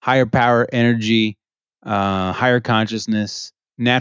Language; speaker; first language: English; early bilingual, other home language; French